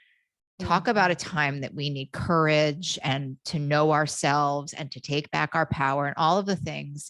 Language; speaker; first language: English; native; English